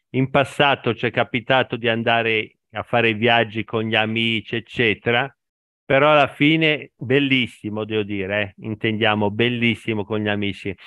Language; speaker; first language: Italian; native; Italian